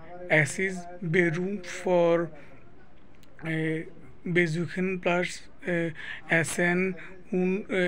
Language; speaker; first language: German; non-native, learner; Bangla